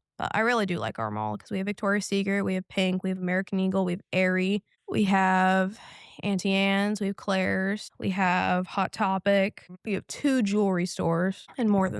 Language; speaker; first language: English; native; English